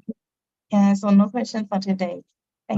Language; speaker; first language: English; non-native, learner; Thai